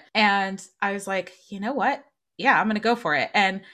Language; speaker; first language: English; native; English